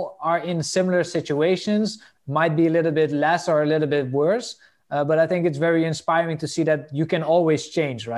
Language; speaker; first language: English; non-native, fluent; Dutch